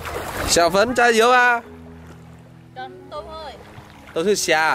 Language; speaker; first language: Chinese; non-native, learner; Vietnamese